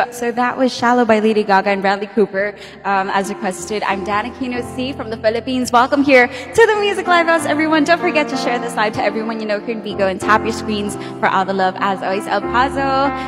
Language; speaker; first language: English; non-native, local second language; Filipino